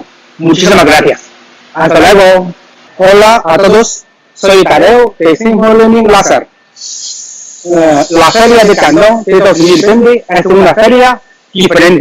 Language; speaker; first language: Spanish; non-native, learner; Chinese